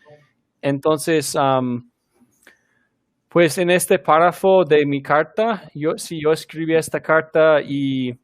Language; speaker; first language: Spanish; early bilingual, heritage; Spanish